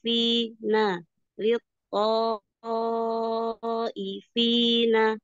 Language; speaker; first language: Arabic; non-native, learner; Indonesian